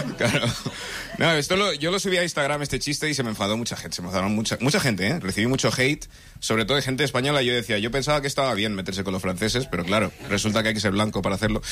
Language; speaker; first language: Spanish; early bilingual, other home language; English